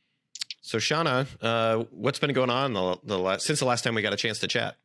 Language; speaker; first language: English; native; English